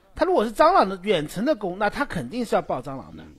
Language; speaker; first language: Chinese; native; Chinese